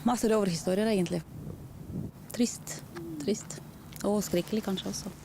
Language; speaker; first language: Norwegian; non-native, fluent; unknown